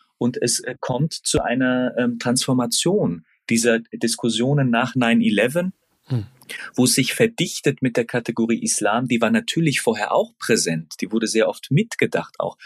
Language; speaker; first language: German; early bilingual, other home language; Turkish